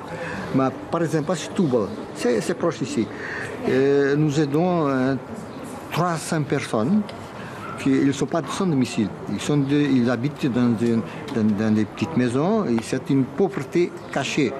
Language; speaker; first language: French; non-native, fluent; Portuguese